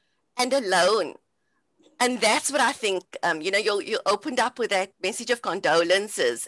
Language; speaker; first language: English; native; English